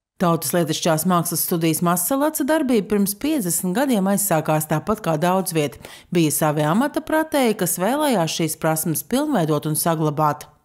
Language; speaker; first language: Latvian; native; Latvian